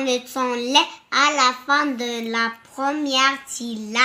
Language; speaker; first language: French; non-native, learner; Arabic